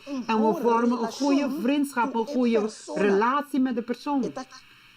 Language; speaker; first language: Dutch; non-native, local second language; Papiamento